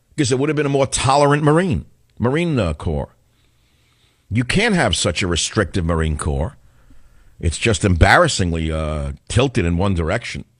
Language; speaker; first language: English; native; English